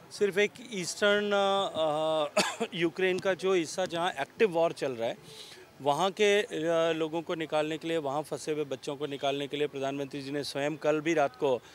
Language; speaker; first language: Hindi; native; Hindi